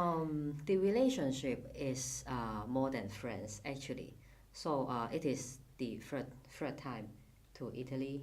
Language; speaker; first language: English; non-native, fluent; Cantonese